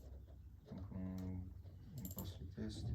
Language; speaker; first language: French; non-native, learner; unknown